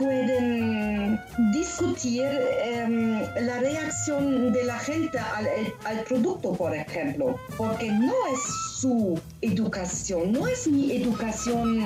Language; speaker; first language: Spanish; non-native, learner; German